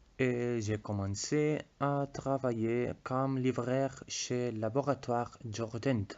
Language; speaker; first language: French; non-native, learner; Spanish